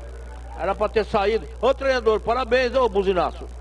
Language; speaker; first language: Portuguese; native; Portuguese